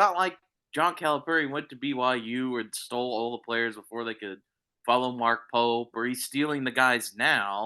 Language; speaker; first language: English; native; English